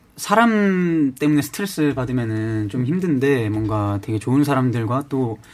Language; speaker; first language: Korean; native; Korean